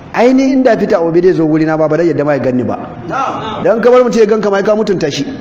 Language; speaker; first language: Hausa; native; Hausa